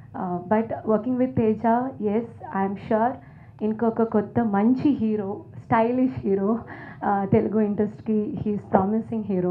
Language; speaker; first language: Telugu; non-native, learner; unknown